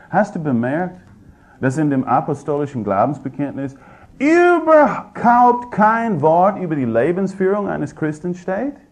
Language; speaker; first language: German; non-native, fluent; English